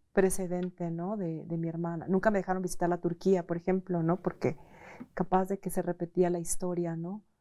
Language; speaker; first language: Spanish; native; Spanish